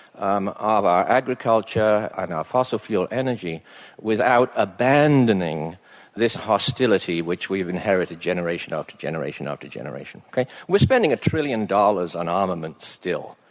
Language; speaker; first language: English; native; English